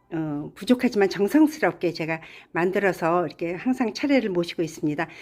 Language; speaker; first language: Korean; native; Korean